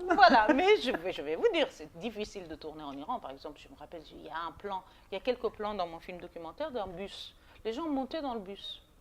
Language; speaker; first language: French; non-native, fluent; Persian